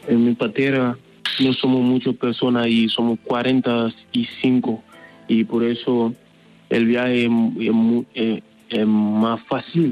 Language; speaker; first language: Spanish; non-native, learner; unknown